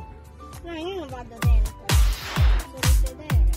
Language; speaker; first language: Italian; early bilingual, other home language; Filipino